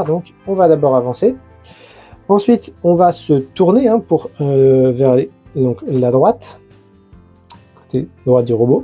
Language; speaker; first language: French; native; French